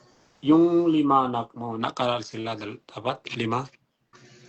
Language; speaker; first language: Filipino; non-native, learner; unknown